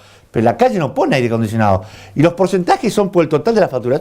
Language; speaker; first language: Spanish; native; Spanish